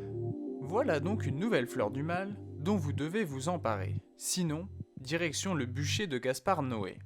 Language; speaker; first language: French; native; French